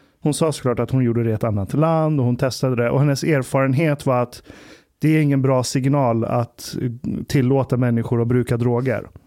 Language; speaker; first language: Swedish; early bilingual, other home language; Persian